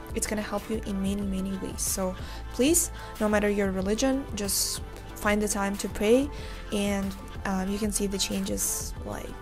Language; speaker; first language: English; non-native, fluent; Uzbek